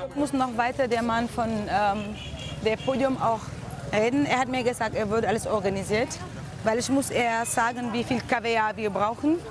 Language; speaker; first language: German; non-native, learner; French